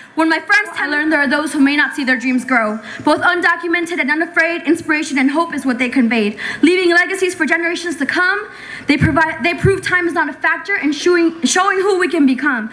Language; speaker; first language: English; early bilingual, other home language; Spanish